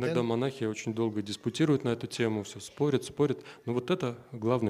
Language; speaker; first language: Russian; native; Russian